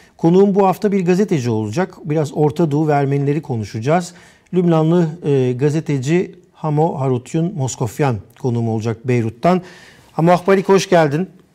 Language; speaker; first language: Turkish; native; Turkish